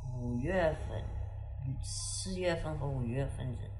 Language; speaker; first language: Chinese; non-native, local second language; Uyghur